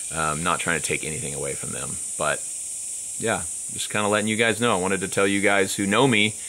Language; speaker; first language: English; native; English